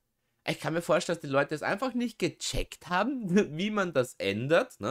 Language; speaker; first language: German; native; German